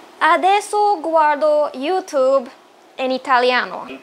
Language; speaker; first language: Italian; non-native, learner; English